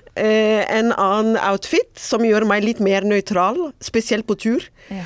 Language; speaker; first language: Norwegian; non-native, fluent; Arabic